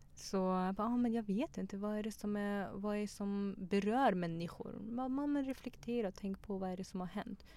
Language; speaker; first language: Swedish; early bilingual, other home language; Persian